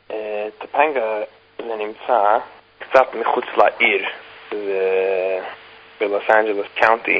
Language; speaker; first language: Hebrew; non-native, fluent; English